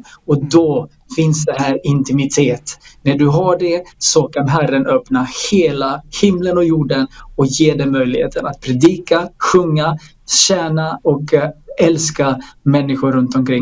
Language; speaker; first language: Swedish; non-native, fluent; Croatian